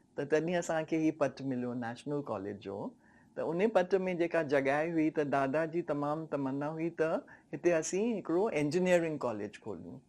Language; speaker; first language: Sindhi; native; Sindhi